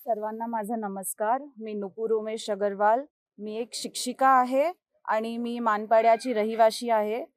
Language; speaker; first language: Marathi; non-native, local second language; Hindi